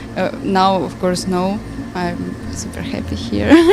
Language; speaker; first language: English; non-native, fluent; Ukrainian